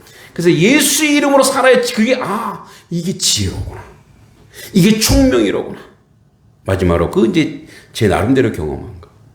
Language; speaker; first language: Korean; native; Korean